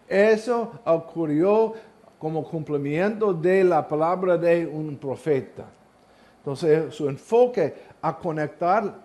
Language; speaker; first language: Spanish; non-native, learner; English